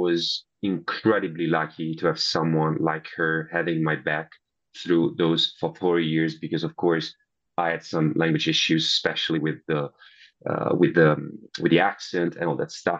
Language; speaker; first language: English; non-native, fluent; Italian